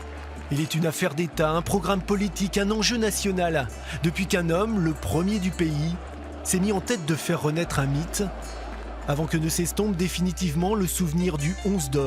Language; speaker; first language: French; native; French